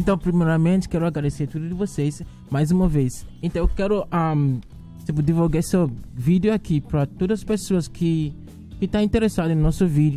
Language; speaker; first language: Portuguese; non-native, fluent; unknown